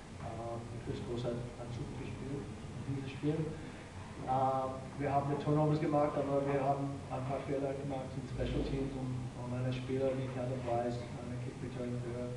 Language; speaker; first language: German; non-native, fluent; English